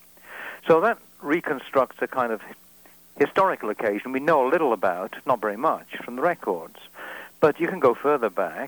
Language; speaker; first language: English; native; English